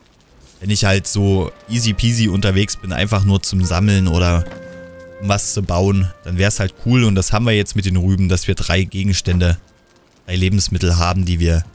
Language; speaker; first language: German; native; German